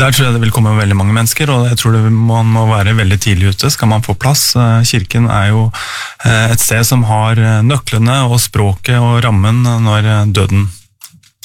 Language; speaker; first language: Norwegian; native; Norwegian